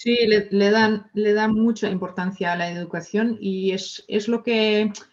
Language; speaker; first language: Spanish; non-native, fluent; Dutch